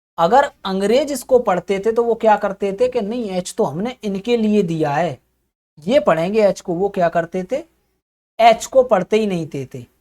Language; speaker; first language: Hindi; native; Hindi